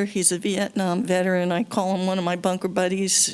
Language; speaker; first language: English; native; English